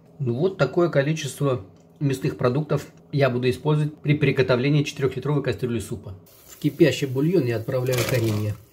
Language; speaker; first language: Russian; native; Russian